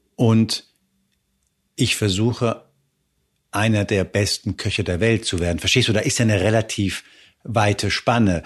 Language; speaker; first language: German; early bilingual, other home language; Spanish